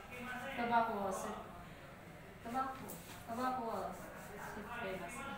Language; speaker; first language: Japanese; non-native, learner; Filipino